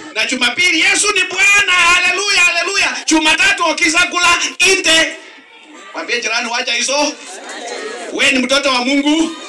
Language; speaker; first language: Swahili; non-native, local second language; Luyia